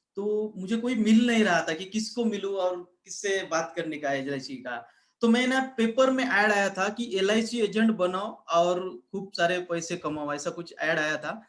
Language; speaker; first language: Hindi; non-native, local second language; Marathi